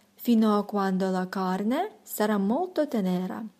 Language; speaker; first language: Italian; non-native, learner; Ukrainian